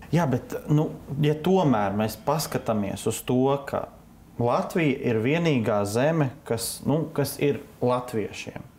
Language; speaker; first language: Latvian; native; Latvian